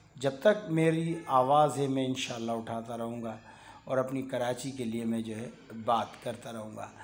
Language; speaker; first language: Urdu; native; Urdu